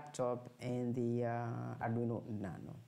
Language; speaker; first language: English; non-native, fluent; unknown